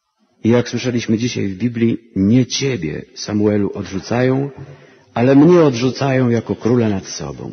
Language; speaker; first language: Polish; native; Polish